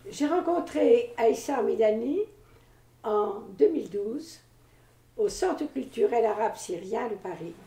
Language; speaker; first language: French; native; French